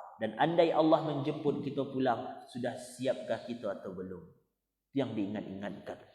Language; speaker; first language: Malay; non-native, local second language; Minangkabau